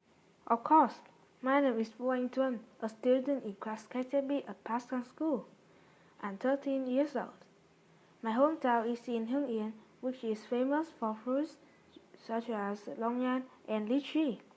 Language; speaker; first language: English; non-native, learner; Vietnamese